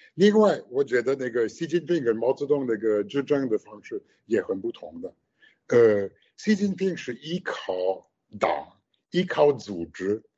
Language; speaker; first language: Chinese; non-native, fluent; French